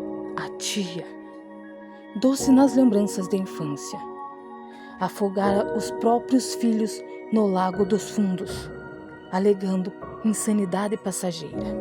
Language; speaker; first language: Portuguese; native; Portuguese